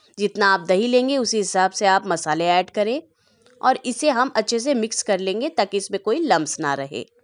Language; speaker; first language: Hindi; native; Hindi